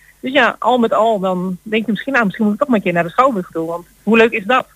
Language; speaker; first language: Dutch; native; Dutch